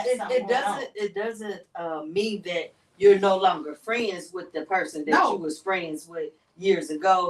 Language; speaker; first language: English; native; English